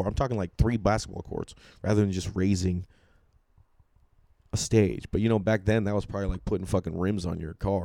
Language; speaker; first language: English; native; English